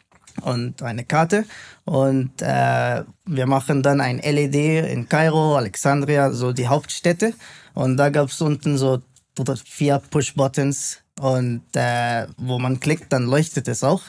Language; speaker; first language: German; non-native, fluent; Arabic